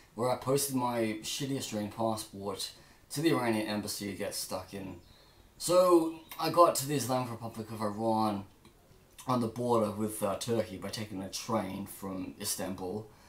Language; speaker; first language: English; native; English